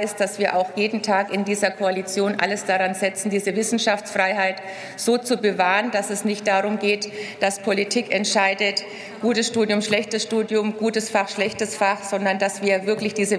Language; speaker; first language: German; native; German